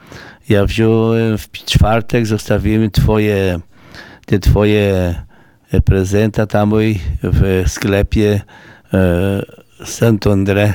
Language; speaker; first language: Polish; early bilingual, heritage; Portuguese